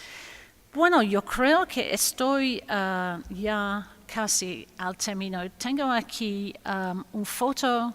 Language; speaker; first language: Spanish; non-native, fluent; English